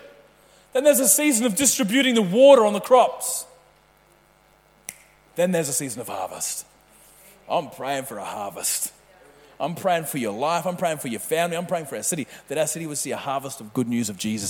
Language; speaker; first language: English; native; English